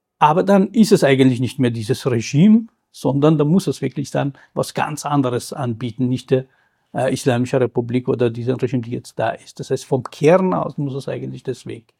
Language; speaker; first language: German; non-native, fluent; Kurdish